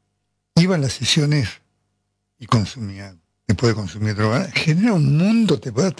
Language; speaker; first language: Spanish; native; Spanish